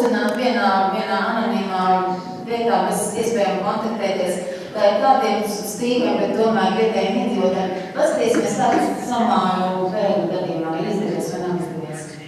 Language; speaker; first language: Latvian; native; Latvian